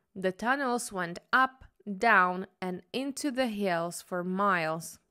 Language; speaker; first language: English; non-native, fluent; Slovak